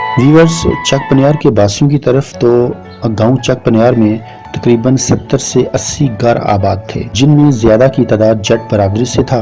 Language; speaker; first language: Urdu; non-native, local second language; Punjabi